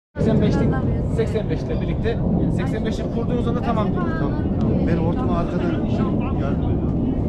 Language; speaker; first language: Turkish; native; Turkish